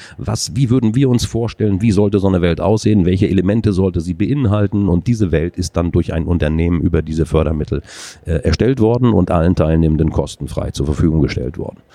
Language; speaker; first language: German; native; German